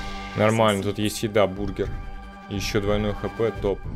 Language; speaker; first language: Russian; native; Russian